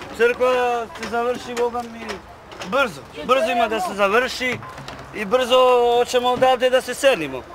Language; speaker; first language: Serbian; non-native, local second language; Romany